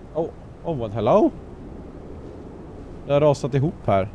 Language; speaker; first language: Swedish; native; Swedish